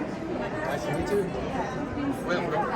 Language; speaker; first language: English; non-native, learner; Japanese